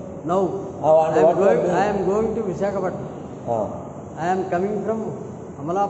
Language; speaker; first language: Telugu; native; Telugu